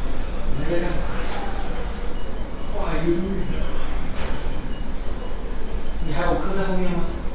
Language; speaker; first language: Chinese; native; Chinese